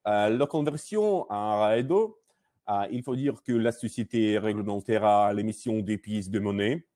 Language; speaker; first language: French; non-native, learner; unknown